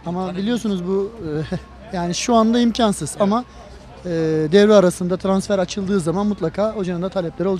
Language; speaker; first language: Turkish; native; Turkish